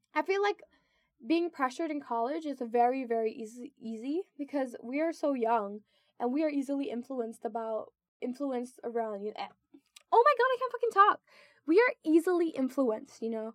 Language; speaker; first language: English; non-native, local second language; Filipino